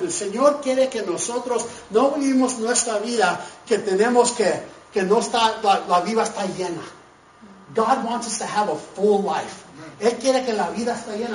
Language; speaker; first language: Spanish; non-native, learner; English